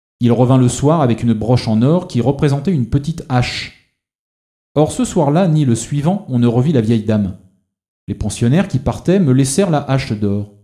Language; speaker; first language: French; native; French